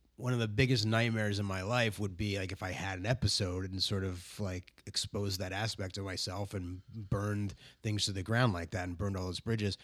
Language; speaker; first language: English; native; English